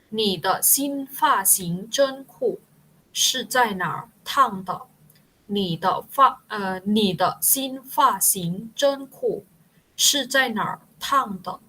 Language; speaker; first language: Chinese; non-native, fluent; Thai